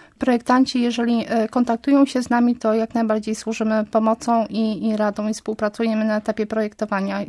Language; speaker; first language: Polish; native; Polish